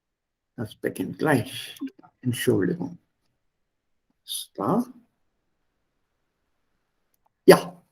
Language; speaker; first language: German; non-native, fluent; Hindi